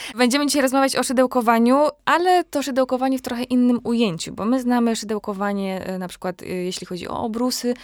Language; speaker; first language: Polish; native; Polish